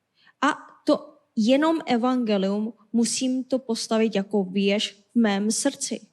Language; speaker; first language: Czech; non-native, fluent; Korean